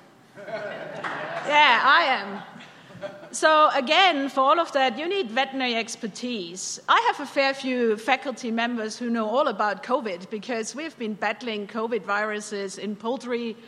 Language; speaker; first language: English; non-native, fluent; German